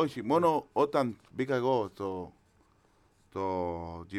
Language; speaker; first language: Greek; non-native, fluent; Spanish